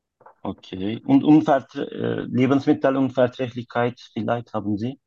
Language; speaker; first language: German; non-native, learner; Turkish